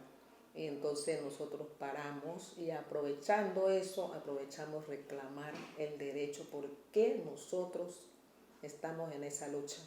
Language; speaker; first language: Spanish; native; Spanish